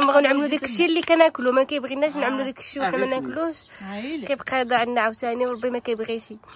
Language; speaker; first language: Arabic; native; Arabic